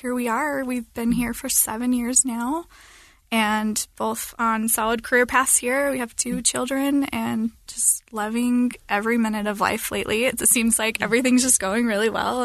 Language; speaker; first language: English; native; English